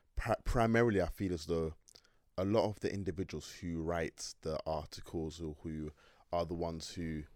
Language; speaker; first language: English; native; English